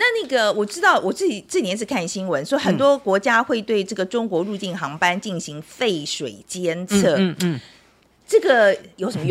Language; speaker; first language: Chinese; native; Chinese